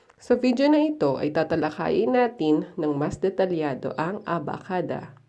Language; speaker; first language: Filipino; native; Filipino